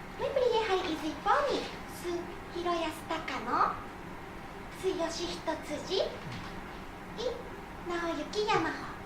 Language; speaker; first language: Russian; non-native, fluent; Japanese